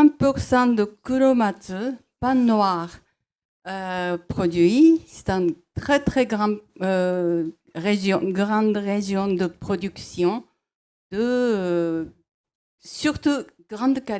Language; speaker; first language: French; non-native, fluent; Japanese